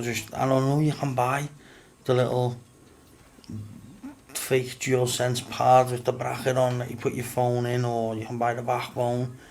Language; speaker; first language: English; native; English